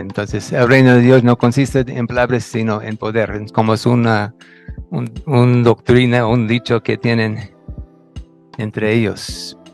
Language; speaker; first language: Spanish; non-native, fluent; English